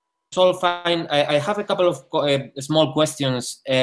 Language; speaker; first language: English; non-native, fluent; Spanish